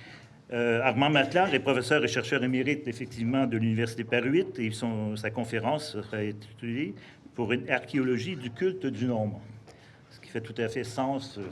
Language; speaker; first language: French; native; French